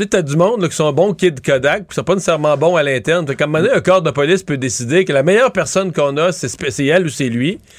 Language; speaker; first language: French; native; French